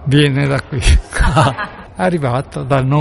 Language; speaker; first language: Italian; non-native, learner; Japanese